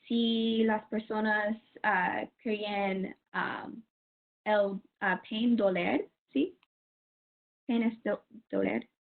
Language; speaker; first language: Spanish; non-native, learner; English